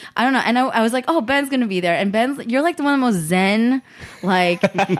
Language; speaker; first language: English; early bilingual, other home language; Korean